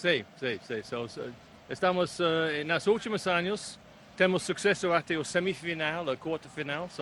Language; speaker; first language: Portuguese; non-native, learner; English